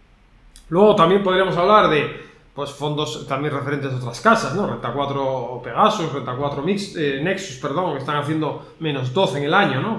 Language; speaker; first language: Spanish; native; Spanish